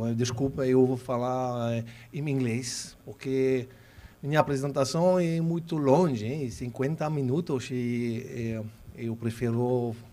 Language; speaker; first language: Portuguese; non-native, learner; French